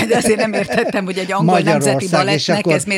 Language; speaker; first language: Hungarian; native; Hungarian